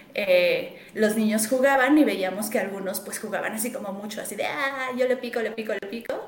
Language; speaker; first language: Spanish; native; Spanish